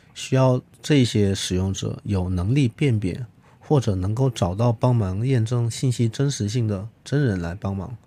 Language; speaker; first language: Chinese; non-native, local second language; Cantonese